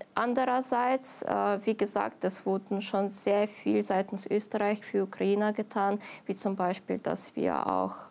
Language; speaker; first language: German; non-native, fluent; Ukrainian